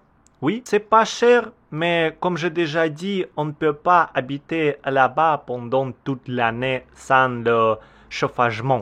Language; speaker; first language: French; non-native, learner; Russian